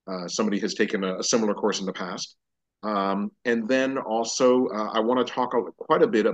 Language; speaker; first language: English; native; English